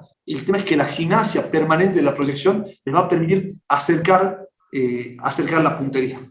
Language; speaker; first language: Spanish; native; Spanish